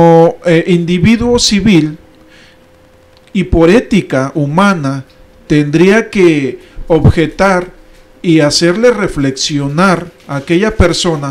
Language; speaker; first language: Spanish; native; Spanish